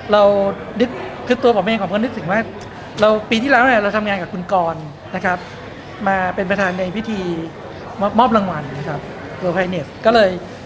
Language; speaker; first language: Thai; native; Thai